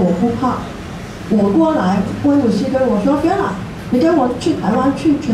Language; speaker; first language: Chinese; non-native, local second language; Cantonese